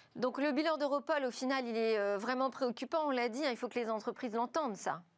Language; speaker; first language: French; native; French